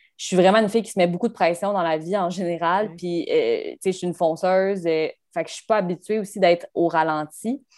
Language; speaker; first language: French; native; French